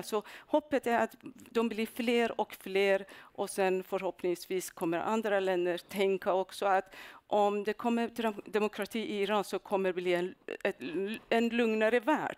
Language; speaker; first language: Swedish; non-native, fluent; Persian